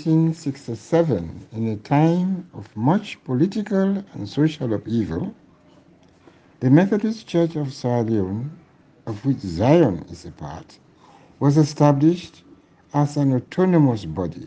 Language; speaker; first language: English; non-native, local second language; Krio